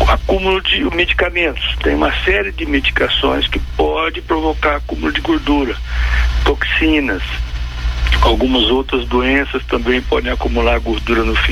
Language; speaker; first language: Portuguese; native; Portuguese